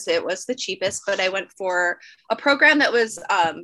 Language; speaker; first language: English; native; English